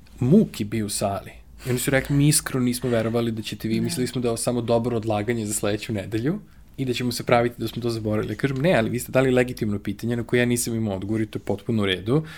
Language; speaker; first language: Serbian; native; Serbian